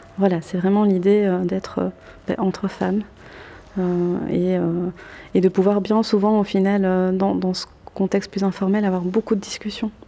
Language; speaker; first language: French; native; French